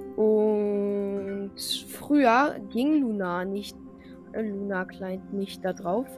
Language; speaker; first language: German; non-native, fluent; French